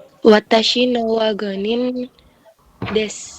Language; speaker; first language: Japanese; non-native, learner; Indonesian